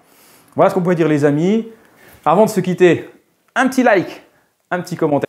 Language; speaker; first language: French; native; French